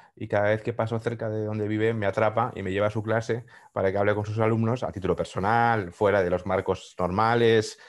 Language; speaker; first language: Spanish; native; Spanish